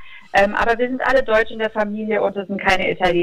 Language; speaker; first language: German; native; German